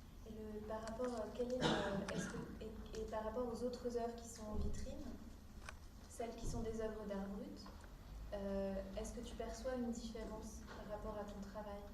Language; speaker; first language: French; native; French